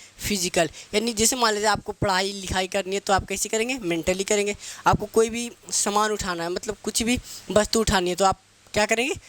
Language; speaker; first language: Hindi; native; Hindi